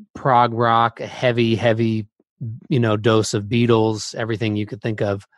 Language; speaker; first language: English; native; English